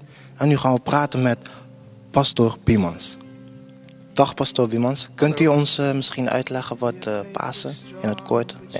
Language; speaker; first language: Dutch; native; Dutch